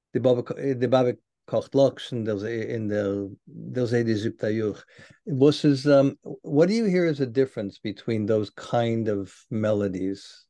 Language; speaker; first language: English; native; English